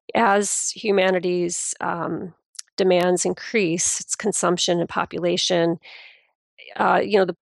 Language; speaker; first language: English; native; English